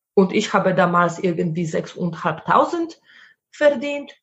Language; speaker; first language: German; non-native, fluent; Polish